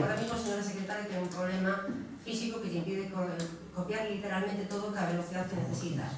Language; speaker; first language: Spanish; non-native, local second language; Galician